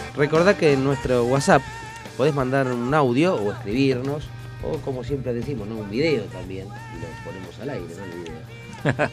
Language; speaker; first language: Spanish; native; Spanish